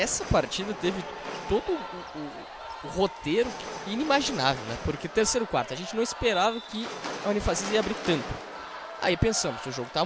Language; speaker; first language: Portuguese; native; Portuguese